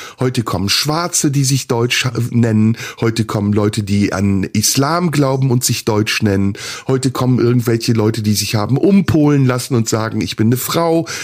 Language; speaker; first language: German; early bilingual, other home language; Turkish